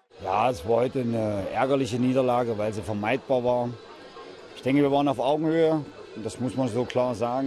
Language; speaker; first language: German; native; German